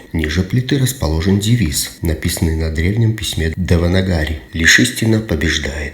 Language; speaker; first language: Russian; native; Russian